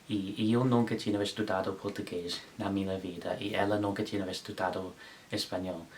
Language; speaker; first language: Portuguese; non-native, learner; English